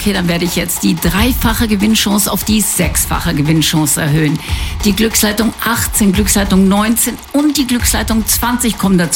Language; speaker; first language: German; native; German